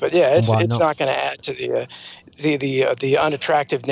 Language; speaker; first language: English; native; English